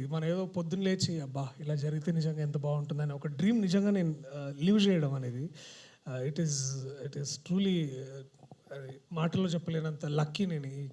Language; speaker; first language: Telugu; native; Telugu